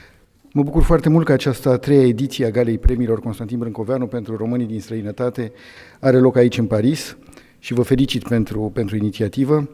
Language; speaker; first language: Romanian; native; Romanian